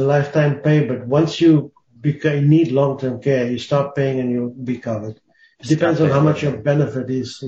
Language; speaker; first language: English; native; English